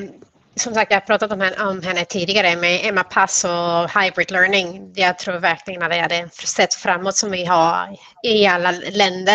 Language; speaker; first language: Swedish; non-native, fluent; Spanish